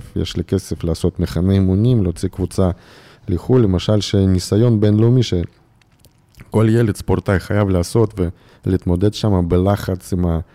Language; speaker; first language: Hebrew; non-native, fluent; Russian